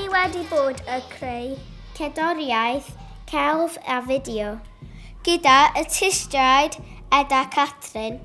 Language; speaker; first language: Welsh; non-native, learner; English